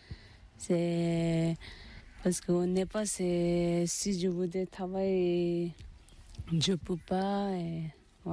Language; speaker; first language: French; non-native, learner; Tibetan